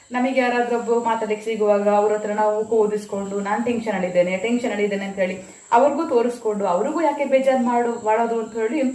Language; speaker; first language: Kannada; non-native, local second language; Tulu